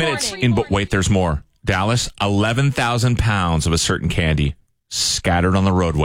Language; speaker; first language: English; native; English